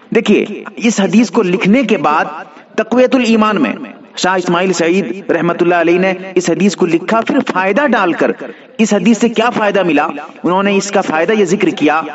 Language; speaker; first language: Urdu; native; Urdu